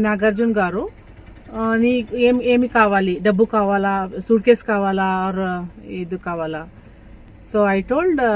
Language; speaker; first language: Telugu; non-native, learner; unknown